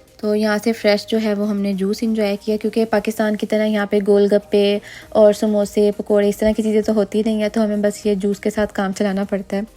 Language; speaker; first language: Urdu; native; Urdu